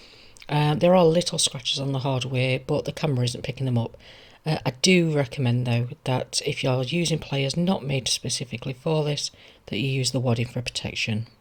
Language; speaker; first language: English; native; English